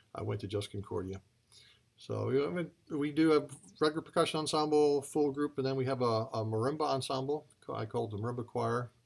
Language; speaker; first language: English; native; English